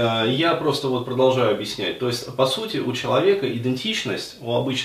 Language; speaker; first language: Russian; native; Russian